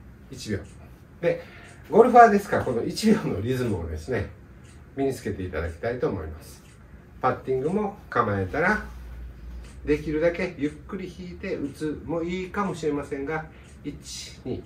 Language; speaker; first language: Japanese; native; Japanese